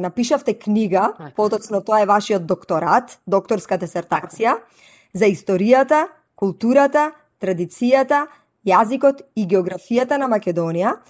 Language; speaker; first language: Macedonian; native; Macedonian